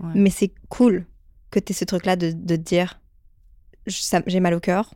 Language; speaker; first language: French; native; French